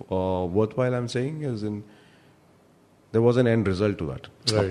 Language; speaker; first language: English; non-native, local second language; Kannada